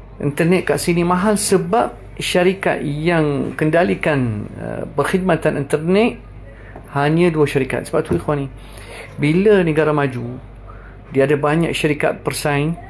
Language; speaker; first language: Malay; non-native, fluent; Arabic